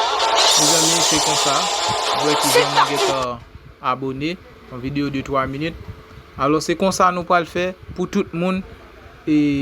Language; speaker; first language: French; non-native, learner; Haitian Creole